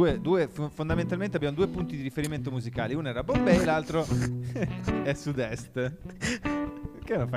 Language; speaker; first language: Italian; native; Italian